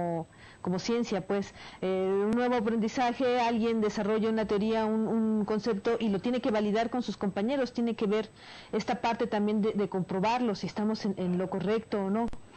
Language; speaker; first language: Spanish; native; Spanish